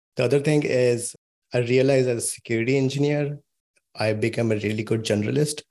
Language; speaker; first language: English; non-native, local second language; Hindi